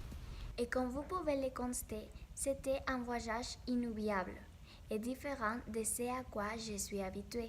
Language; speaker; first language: French; non-native, learner; Spanish